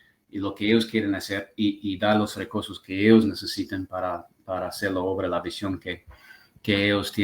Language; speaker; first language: Spanish; non-native, fluent; English